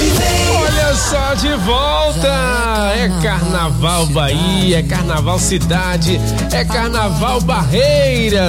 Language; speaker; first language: Portuguese; native; Portuguese